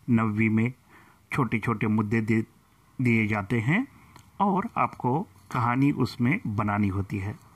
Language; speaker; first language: Hindi; non-native, local second language; Marathi